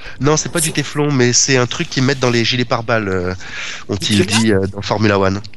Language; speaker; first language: French; native; French